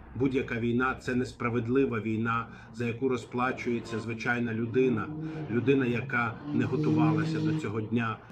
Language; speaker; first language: Ukrainian; non-native, fluent; Arabic